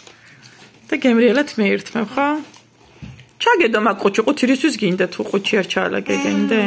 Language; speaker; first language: Georgian; native; Georgian